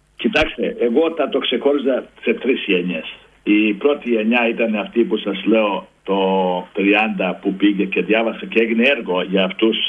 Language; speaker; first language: Greek; non-native, fluent; Serbian